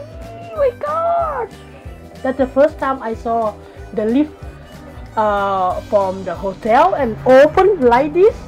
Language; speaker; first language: English; non-native, learner; Thai